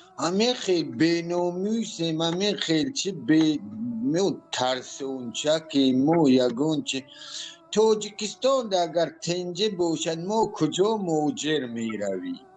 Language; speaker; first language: Tajik; non-native, local second language; Shughni